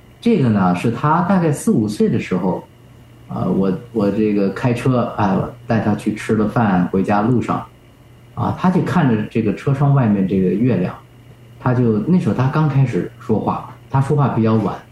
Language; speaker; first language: Chinese; native; Chinese